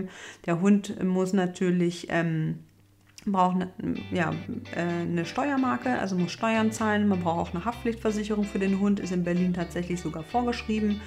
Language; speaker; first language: German; native; German